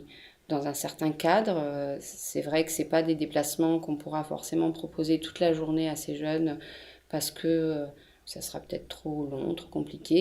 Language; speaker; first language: French; native; French